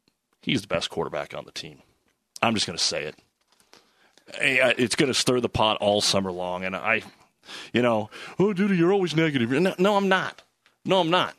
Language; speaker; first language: English; native; English